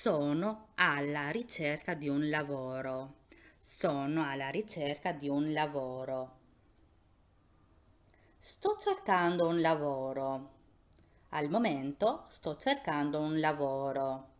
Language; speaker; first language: Italian; non-native, fluent; Albanian